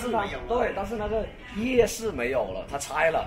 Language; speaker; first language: Chinese; native; Chinese